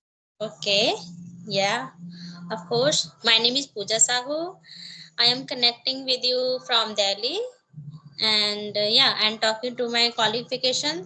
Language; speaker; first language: English; non-native, learner; Hindi